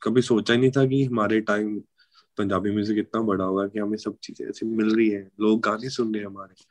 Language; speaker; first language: Hindi; non-native, local second language; Punjabi